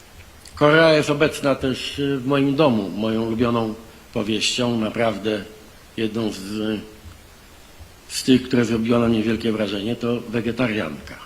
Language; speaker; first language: Polish; native; Polish